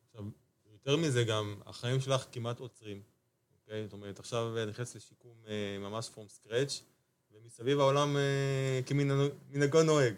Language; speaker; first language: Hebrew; native; Hebrew